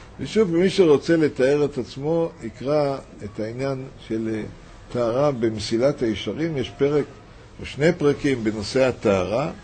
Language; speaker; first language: Hebrew; native; Hebrew